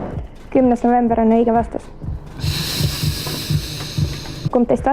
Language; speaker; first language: Estonian; native; Estonian